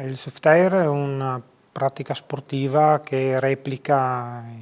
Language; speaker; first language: Italian; native; Italian